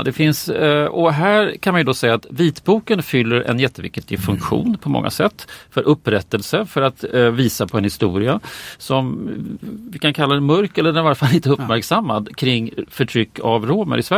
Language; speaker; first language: Swedish; native; Swedish